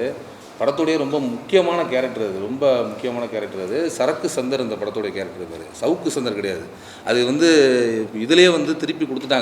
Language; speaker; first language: Tamil; native; Tamil